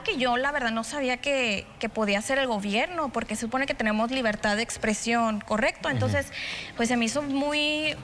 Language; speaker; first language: Spanish; native; Spanish